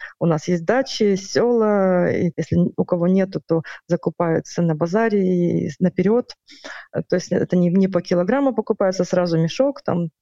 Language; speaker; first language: Russian; non-native, local second language; Ukrainian